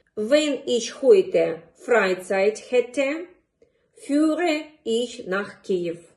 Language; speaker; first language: German; non-native, fluent; Ukrainian